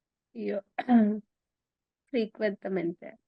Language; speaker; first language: Spanish; non-native, learner; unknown